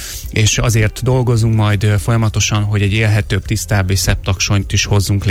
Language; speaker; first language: Hungarian; native; Hungarian